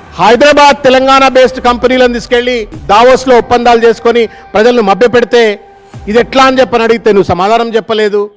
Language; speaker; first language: Telugu; native; Telugu